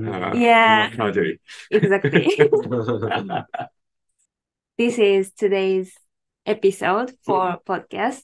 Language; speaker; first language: English; non-native, learner; Japanese